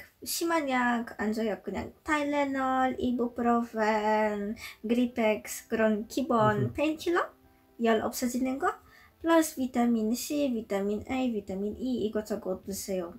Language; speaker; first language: Korean; non-native, learner; Polish